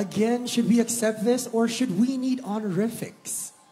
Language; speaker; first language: English; non-native, local second language; Filipino